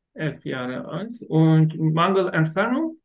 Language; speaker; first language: German; non-native, learner; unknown